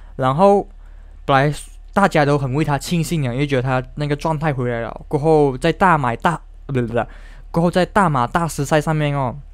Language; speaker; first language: Chinese; native; Chinese